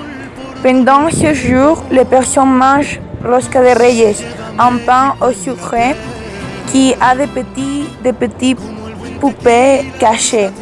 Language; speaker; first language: French; non-native, learner; Spanish